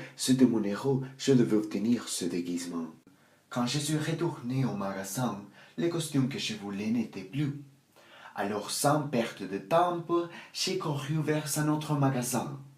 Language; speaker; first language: French; non-native, learner; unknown